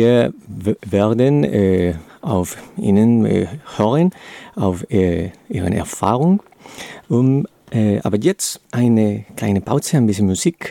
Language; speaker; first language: German; non-native, learner; Spanish